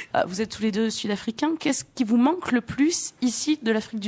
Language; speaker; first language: French; native; French